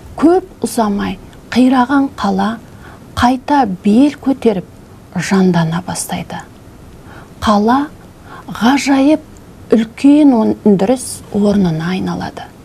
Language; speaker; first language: Kazakh; native; Kazakh